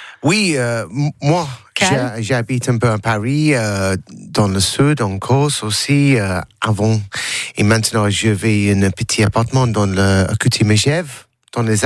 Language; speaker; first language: French; non-native, learner; English